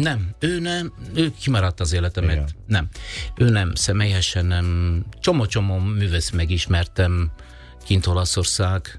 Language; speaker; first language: Hungarian; non-native, learner; Italian